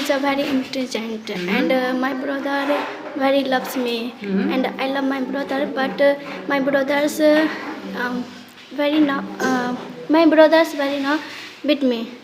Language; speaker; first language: English; non-native, learner; Hindi